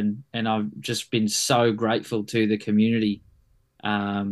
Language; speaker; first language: English; native; English